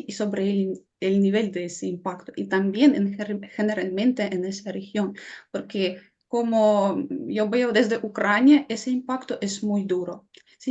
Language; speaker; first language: Spanish; non-native, fluent; Ukrainian